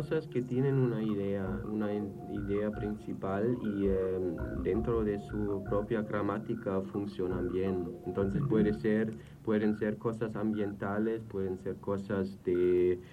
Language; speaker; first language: Spanish; non-native, fluent; German